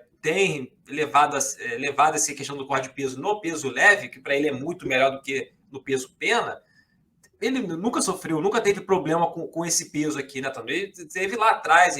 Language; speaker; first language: Portuguese; native; Portuguese